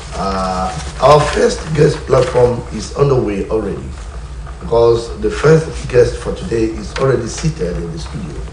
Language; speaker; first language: English; non-native, local second language; Yoruba